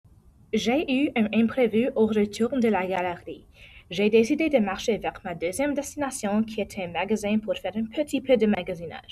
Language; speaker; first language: French; non-native, learner; English